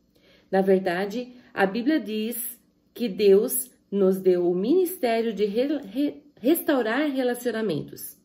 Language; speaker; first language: Portuguese; native; Portuguese